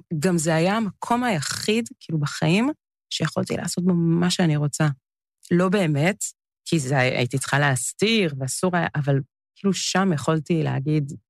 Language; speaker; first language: Hebrew; early bilingual, other home language; English